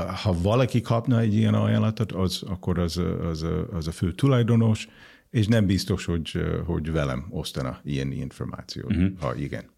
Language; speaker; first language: Hungarian; non-native, fluent; English